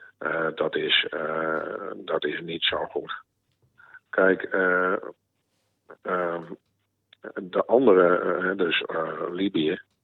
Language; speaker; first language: Dutch; native; Dutch